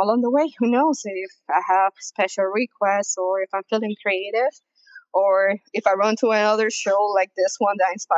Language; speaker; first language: English; native; English